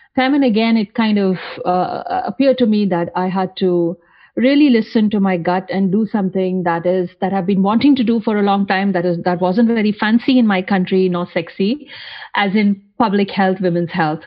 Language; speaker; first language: English; non-native, local second language; Hindi